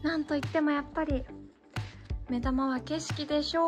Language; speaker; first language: Japanese; native; Japanese